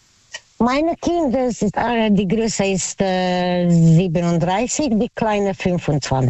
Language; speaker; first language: German; non-native, learner; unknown